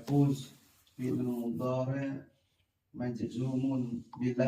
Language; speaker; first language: Arabic; non-native, learner; Indonesian